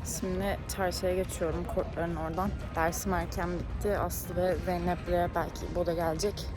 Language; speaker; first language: Turkish; native; Turkish